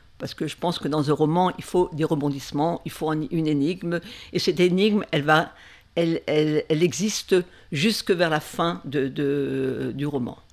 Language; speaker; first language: French; native; French